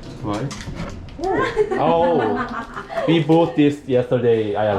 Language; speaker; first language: English; non-native, learner; Korean